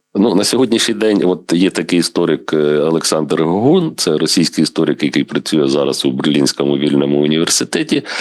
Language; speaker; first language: Ukrainian; non-native, local second language; Russian